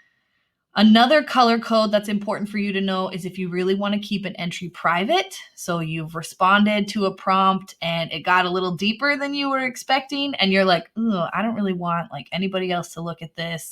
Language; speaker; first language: English; native; English